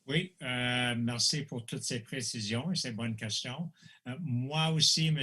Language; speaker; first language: French; non-native, local second language; English